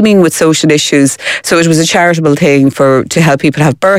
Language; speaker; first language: English; native; English